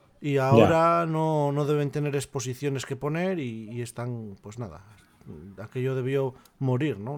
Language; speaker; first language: Spanish; native; Spanish